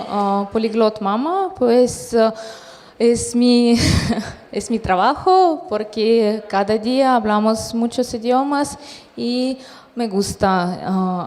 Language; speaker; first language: Spanish; non-native, fluent; Russian